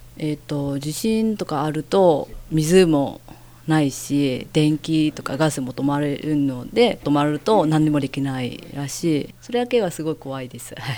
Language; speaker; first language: Japanese; non-native, fluent; Vietnamese